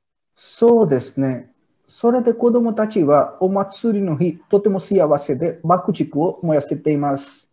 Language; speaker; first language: Japanese; non-native, learner; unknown